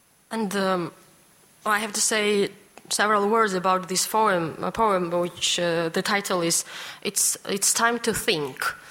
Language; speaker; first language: English; non-native, fluent; Georgian